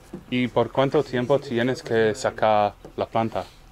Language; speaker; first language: Spanish; non-native, learner; English